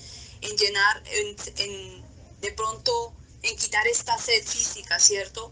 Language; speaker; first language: Spanish; native; Spanish